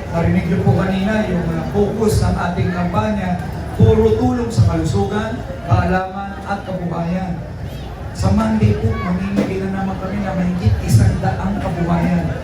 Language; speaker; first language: Filipino; native; Filipino